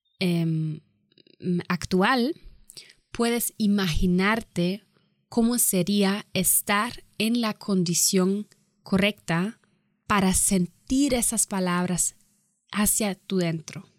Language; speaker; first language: Spanish; non-native, fluent; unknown